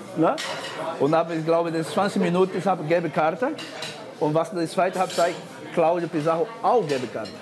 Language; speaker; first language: German; non-native, fluent; Spanish